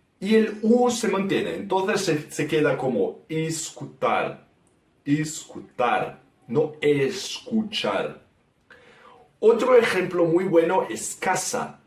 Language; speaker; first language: Spanish; non-native, fluent; Portuguese